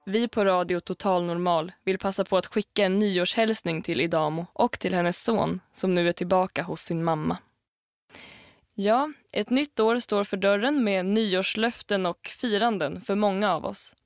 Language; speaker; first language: Swedish; native; Swedish